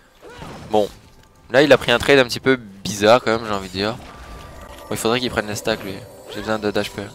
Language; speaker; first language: French; native; French